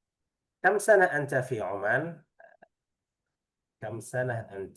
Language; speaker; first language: Arabic; non-native, fluent; Indonesian